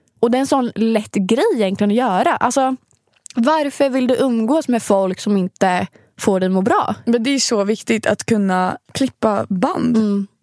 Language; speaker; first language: Swedish; native; Swedish